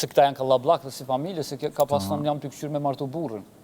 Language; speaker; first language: Albanian; native; Albanian